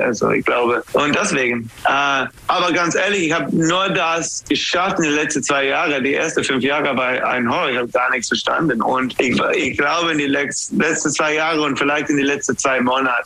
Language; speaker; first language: German; non-native, learner; English